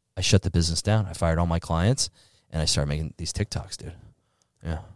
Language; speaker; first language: English; native; English